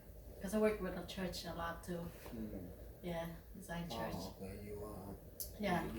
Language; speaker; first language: English; early bilingual, heritage; English